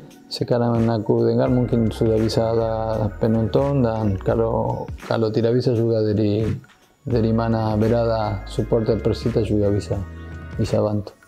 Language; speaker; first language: Indonesian; non-native, fluent; Spanish